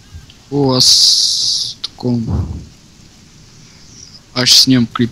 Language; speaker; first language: Bulgarian; native; Bulgarian